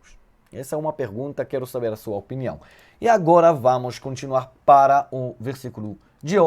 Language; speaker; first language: Portuguese; non-native, fluent; Hebrew